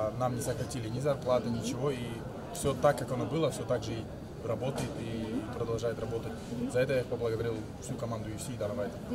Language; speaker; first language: Russian; non-native, local second language; Uzbek